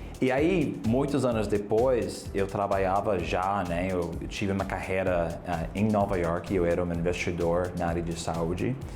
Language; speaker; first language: Portuguese; non-native, fluent; English